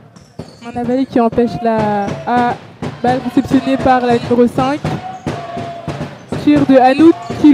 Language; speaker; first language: French; native; French